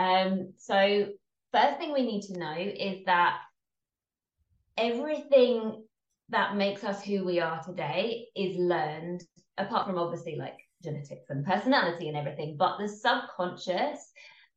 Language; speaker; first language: English; native; English